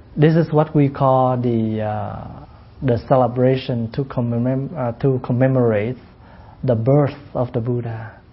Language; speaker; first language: English; non-native, fluent; Vietnamese